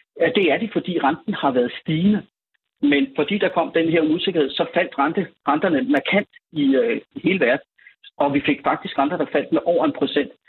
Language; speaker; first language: Danish; native; Danish